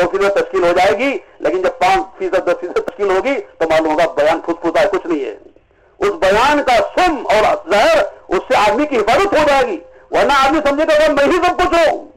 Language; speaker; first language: Urdu; native; Urdu